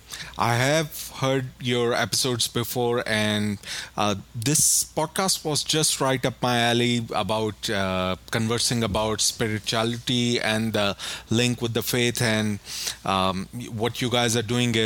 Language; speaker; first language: English; non-native, local second language; Urdu